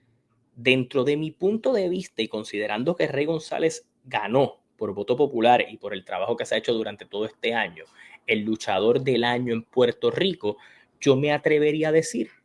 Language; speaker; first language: Spanish; native; Spanish